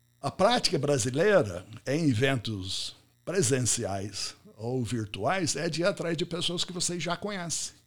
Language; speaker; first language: Portuguese; non-native, fluent; English